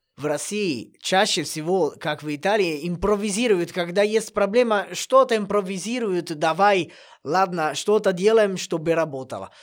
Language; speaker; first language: Russian; non-native, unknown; Italian